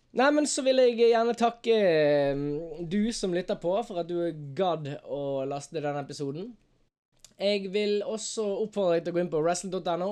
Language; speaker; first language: Norwegian; native; Norwegian